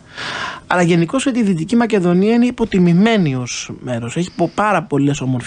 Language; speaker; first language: Greek; native; Greek